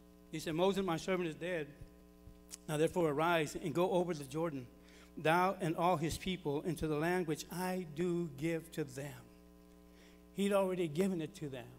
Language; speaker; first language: English; early bilingual, other home language; Spanish